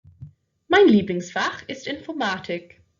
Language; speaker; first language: German; non-native, fluent; English